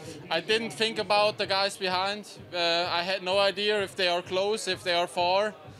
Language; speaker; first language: English; non-native, fluent; German